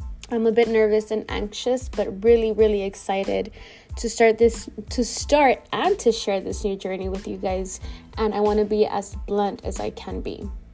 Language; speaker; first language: English; early bilingual, other home language; Spanish